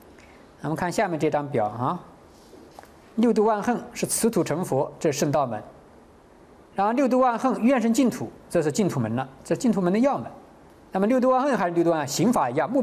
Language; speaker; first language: Chinese; native; Chinese